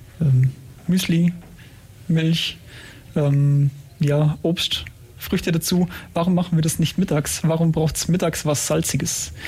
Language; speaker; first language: German; native; German